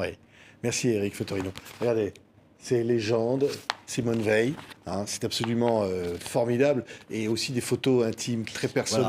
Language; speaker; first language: French; native; French